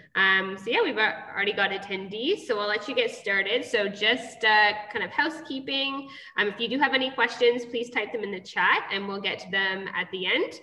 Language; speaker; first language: English; native; English